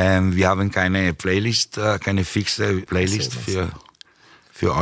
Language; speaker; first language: German; native; German